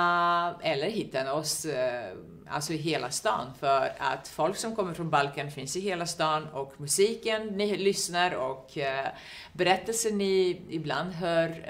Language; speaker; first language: Swedish; non-native, fluent; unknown